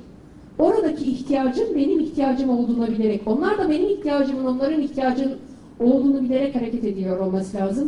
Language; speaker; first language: Turkish; native; Turkish